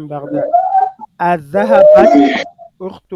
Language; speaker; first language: Arabic; non-native, fluent; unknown